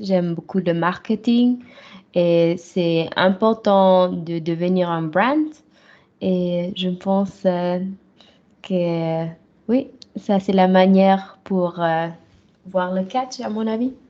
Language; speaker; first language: French; non-native, fluent; German